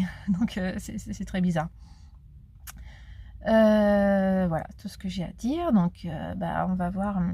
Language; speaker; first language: French; native; French